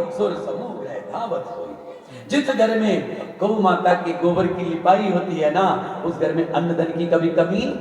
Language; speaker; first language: Hindi; non-native, local second language; Punjabi